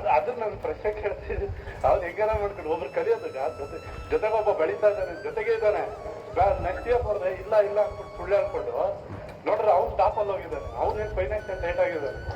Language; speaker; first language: Kannada; non-native, local second language; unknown